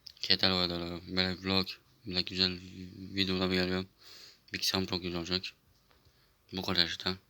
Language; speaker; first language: Turkish; early bilingual, heritage; Turkish